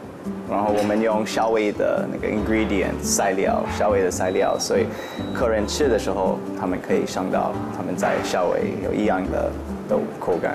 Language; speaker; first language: Chinese; non-native, learner; English